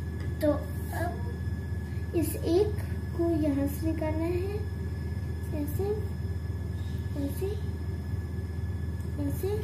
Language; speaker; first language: Hindi; native; Hindi